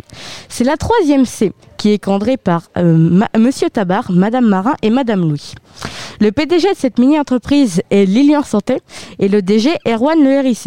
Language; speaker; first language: French; native; French